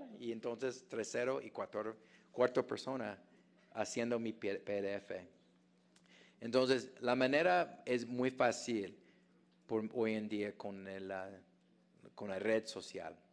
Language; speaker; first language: Spanish; non-native, fluent; English